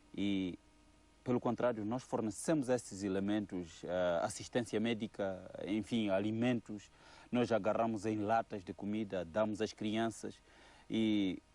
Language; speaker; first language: Portuguese; native; Portuguese